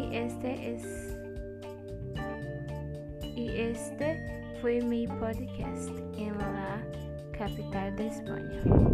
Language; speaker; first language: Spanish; non-native, learner; Portuguese